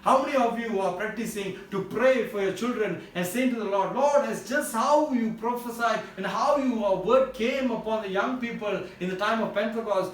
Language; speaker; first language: English; non-native, local second language; Tamil